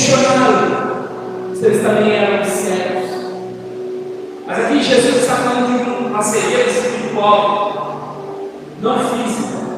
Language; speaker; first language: Portuguese; native; Portuguese